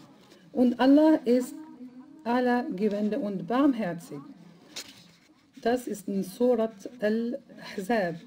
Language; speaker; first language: German; non-native, fluent; Arabic